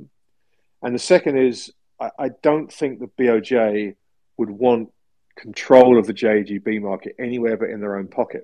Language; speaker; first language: English; native; English